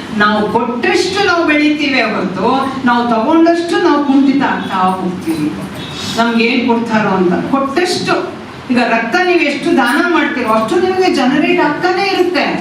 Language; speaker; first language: Kannada; non-native, local second language; Tamil